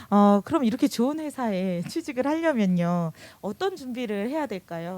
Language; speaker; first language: Korean; native; Korean